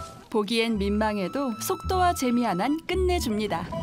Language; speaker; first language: Korean; native; Korean